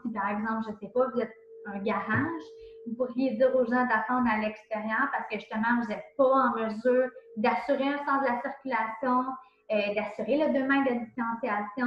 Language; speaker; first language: French; native; French